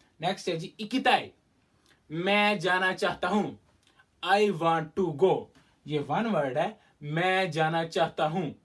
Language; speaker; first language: Urdu; native; Urdu